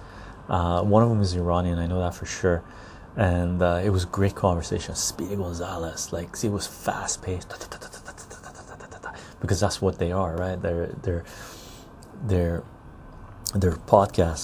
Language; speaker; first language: English; non-native, fluent; Armenian